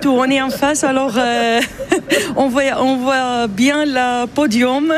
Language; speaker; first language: French; non-native, fluent; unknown